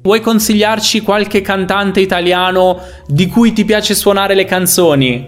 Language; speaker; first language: Italian; native; Italian